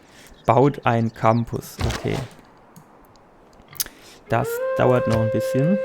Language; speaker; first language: German; native; German